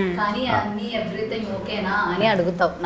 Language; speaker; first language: Telugu; non-native, learner; Malayalam